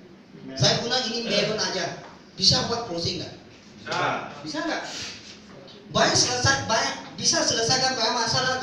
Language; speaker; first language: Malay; non-native, local second language; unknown